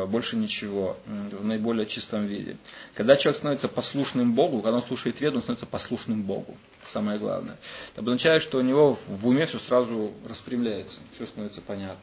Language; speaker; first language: Russian; native; Russian